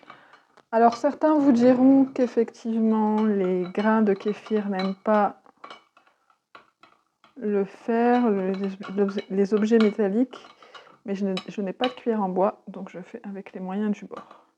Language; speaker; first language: French; native; French